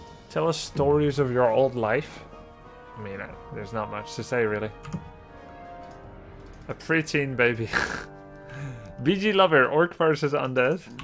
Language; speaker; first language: English; non-native, fluent; Dutch